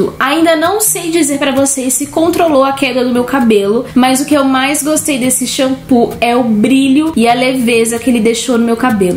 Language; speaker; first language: Portuguese; native; Portuguese